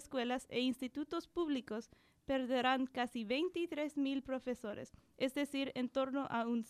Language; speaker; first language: Spanish; non-native, learner; English